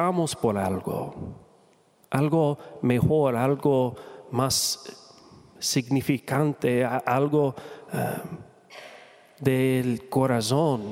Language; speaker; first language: Spanish; non-native, fluent; English